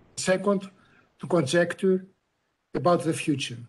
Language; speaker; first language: English; non-native, fluent; Greek